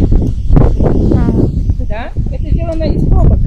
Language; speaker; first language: Russian; native; Russian